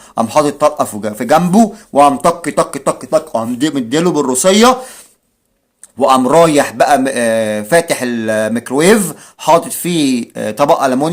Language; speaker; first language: Arabic; native; Arabic